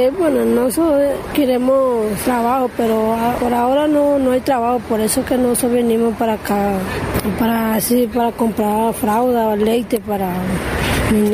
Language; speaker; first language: Portuguese; non-native, learner; Spanish